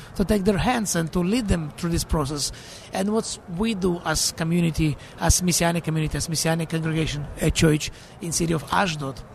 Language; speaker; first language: English; non-native, fluent; Russian